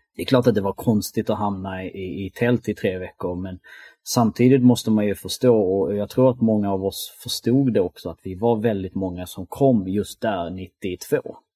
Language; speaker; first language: Swedish; early bilingual, other home language; Albanian